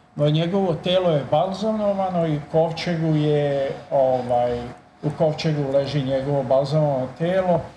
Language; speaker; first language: Serbian; native; Serbian